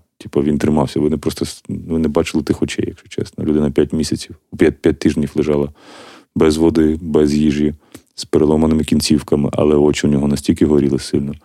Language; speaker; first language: Ukrainian; native; Ukrainian